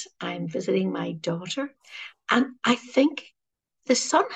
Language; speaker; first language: English; native; English